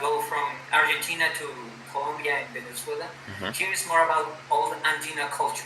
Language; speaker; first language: English; non-native, fluent; Spanish